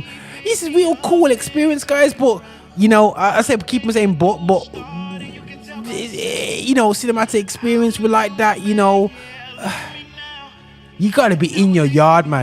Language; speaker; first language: English; native; English